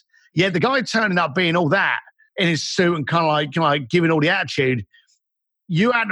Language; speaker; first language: English; native; English